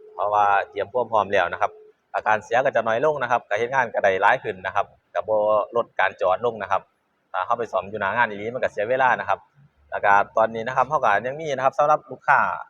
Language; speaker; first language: Thai; native; Thai